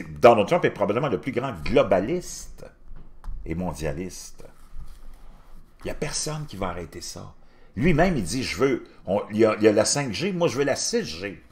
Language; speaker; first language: French; native; French